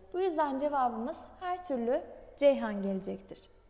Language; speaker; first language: Turkish; native; Turkish